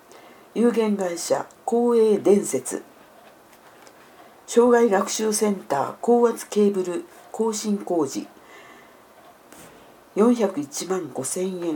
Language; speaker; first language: Japanese; native; Japanese